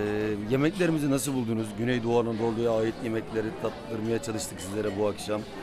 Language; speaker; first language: Turkish; native; Turkish